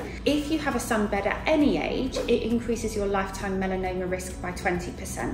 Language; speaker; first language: English; native; English